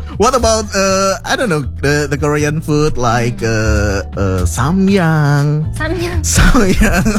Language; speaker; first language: English; non-native, fluent; Indonesian